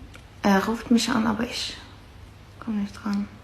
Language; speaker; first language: German; non-native, fluent; Arabic